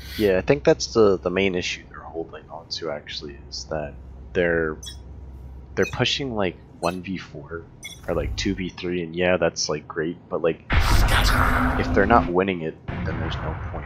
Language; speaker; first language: English; native; English